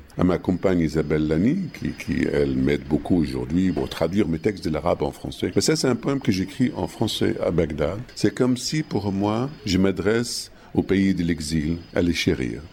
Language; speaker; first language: French; non-native, fluent; Arabic